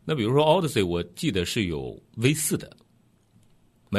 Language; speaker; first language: Chinese; native; Chinese